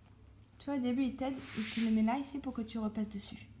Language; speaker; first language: French; native; French